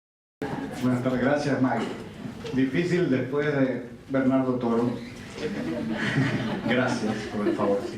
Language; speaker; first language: Spanish; native; Spanish